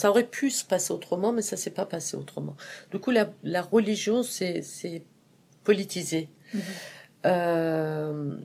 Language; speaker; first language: French; non-native, fluent; Persian